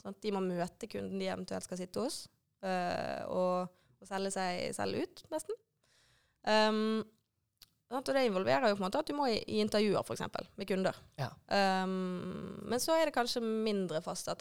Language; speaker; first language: Norwegian; native; Norwegian